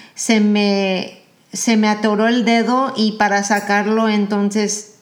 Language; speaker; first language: Spanish; early bilingual, heritage; Spanish